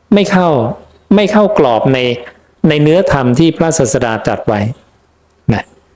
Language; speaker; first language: Thai; native; Thai